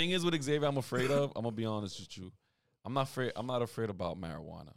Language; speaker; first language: English; native; English